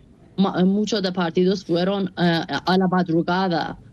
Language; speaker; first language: Spanish; non-native, fluent; Persian